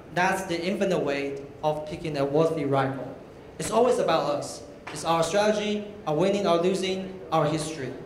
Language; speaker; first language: English; non-native, fluent; Chinese